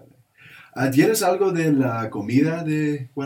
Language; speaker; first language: Spanish; non-native, learner; English